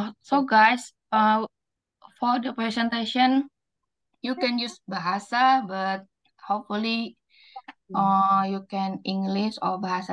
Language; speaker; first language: English; non-native, learner; Indonesian